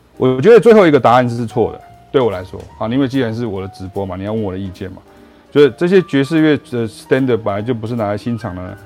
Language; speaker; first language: Chinese; native; Chinese